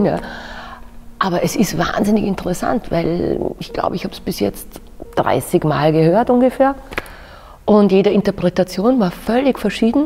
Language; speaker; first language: German; native; German